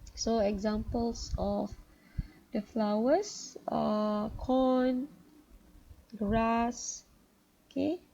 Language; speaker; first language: English; non-native, local second language; Malay